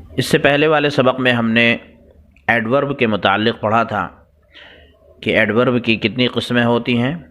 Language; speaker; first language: Urdu; native; Urdu